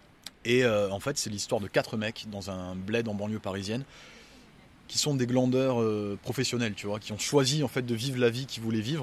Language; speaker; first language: French; native; French